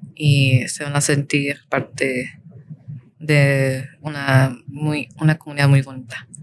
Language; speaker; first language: Spanish; early bilingual, heritage; Spanish